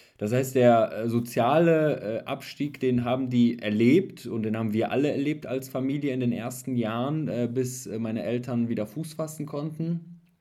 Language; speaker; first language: German; early bilingual, other home language; Persian